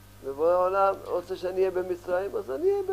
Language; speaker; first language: Hebrew; early bilingual, other home language; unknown